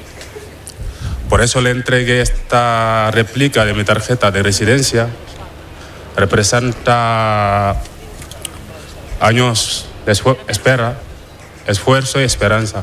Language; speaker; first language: Spanish; non-native, fluent; Wolof